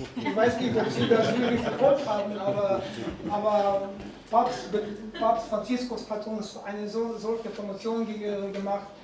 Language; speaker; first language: German; non-native, fluent; Slovenian